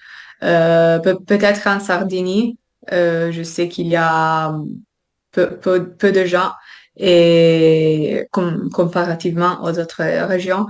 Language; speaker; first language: French; non-native, fluent; Italian